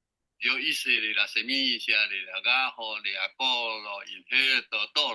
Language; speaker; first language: Spanish; non-native, learner; Chinese